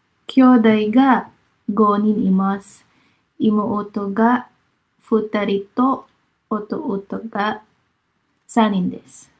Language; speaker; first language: Japanese; non-native, learner; Filipino